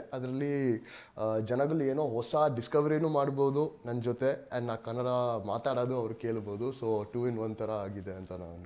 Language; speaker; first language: Kannada; non-native, local second language; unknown